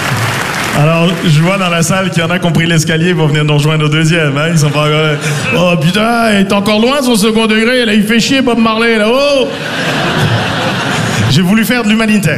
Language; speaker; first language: French; native; French